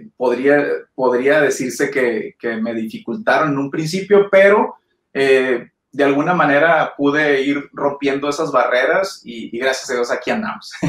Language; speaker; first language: Spanish; native; Spanish